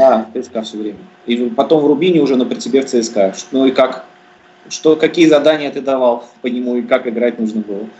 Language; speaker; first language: Russian; native; Russian